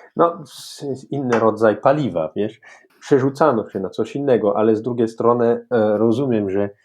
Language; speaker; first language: Polish; non-native, fluent; French